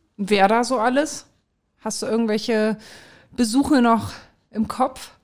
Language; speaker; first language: German; native; German